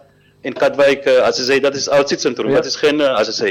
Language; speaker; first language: Dutch; non-native, learner; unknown